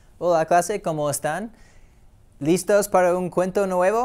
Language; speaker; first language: Spanish; non-native, fluent; English